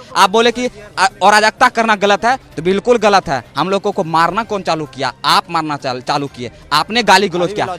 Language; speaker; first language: Hindi; native; Hindi